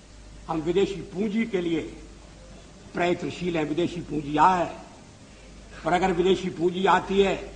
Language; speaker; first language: Hindi; native; Hindi